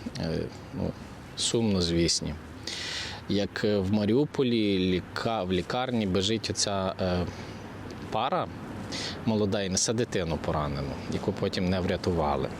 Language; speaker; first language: Ukrainian; native; Ukrainian